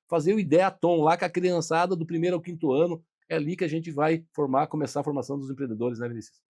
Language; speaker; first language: Portuguese; native; Portuguese